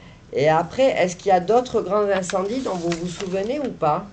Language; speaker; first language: French; native; French